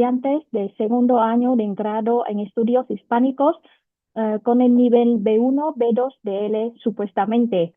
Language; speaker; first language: Spanish; non-native, fluent; Vietnamese